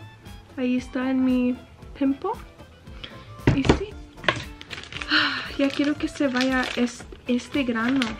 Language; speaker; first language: Spanish; early bilingual, heritage; Spanish